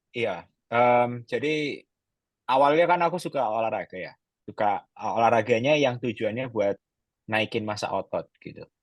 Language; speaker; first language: Indonesian; native; Indonesian